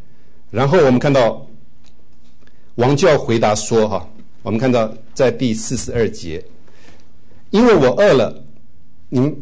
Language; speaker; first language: Chinese; native; Chinese